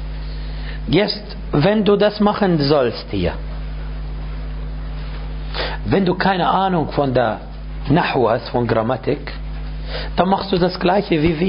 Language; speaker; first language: German; non-native, fluent; Arabic